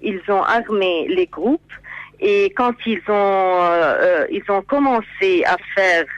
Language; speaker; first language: French; non-native, fluent; Arabic